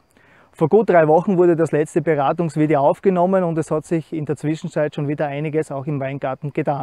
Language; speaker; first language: German; native; German